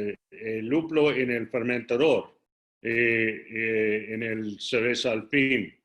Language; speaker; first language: Spanish; non-native, learner; English